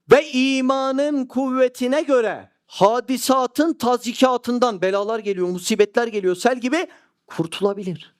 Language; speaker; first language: Turkish; native; Turkish